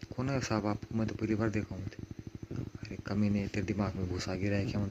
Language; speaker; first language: Hindi; non-native, local second language; Marathi